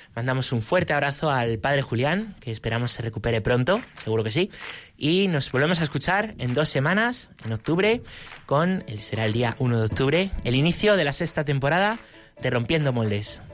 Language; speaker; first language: Spanish; native; Spanish